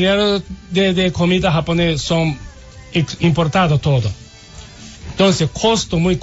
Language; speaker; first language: Spanish; non-native, learner; Japanese